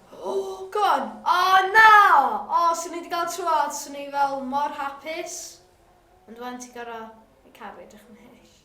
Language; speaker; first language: Welsh; native; Welsh